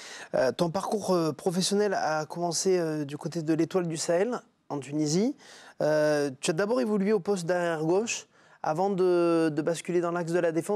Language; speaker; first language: French; native; French